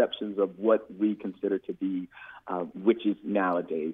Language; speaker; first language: English; native; English